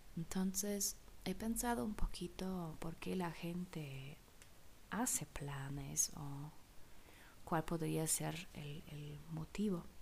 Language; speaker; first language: Spanish; non-native, fluent; German